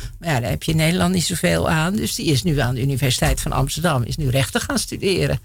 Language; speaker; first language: Dutch; native; Dutch